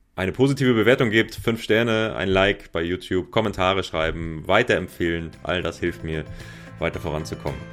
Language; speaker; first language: German; native; German